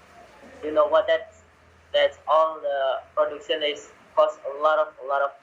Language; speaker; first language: English; non-native, learner; Indonesian